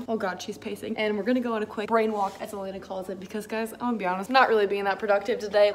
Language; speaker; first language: English; native; English